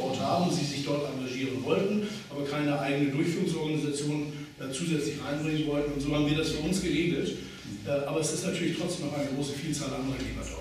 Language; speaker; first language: German; native; German